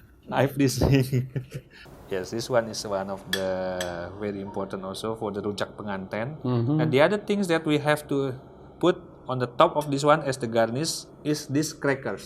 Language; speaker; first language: English; non-native, fluent; Indonesian